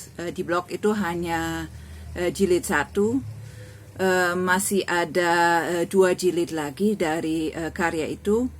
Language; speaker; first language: Indonesian; non-native, fluent; German